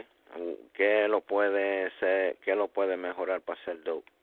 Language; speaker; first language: Spanish; early bilingual, heritage; Spanish